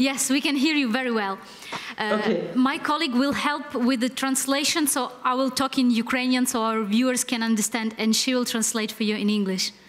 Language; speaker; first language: English; non-native, fluent; Ukrainian